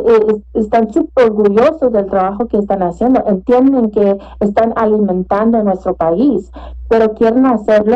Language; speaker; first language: Spanish; early bilingual, heritage; Spanish